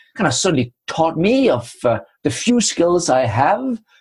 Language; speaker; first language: English; non-native, fluent; Danish